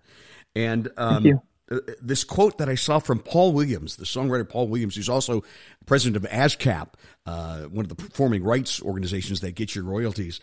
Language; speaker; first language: English; native; English